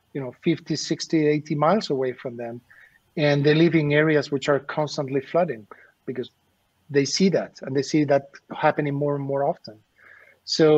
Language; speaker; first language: English; non-native, fluent; Spanish